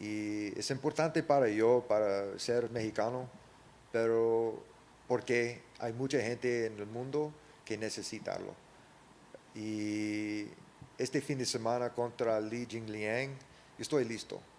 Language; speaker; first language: Spanish; early bilingual, heritage; English